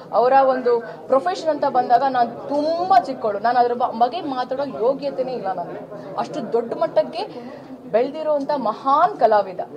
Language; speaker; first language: Kannada; native; Kannada